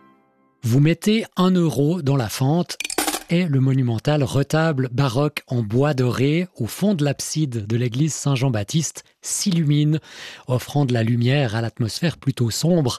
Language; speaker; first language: French; native; French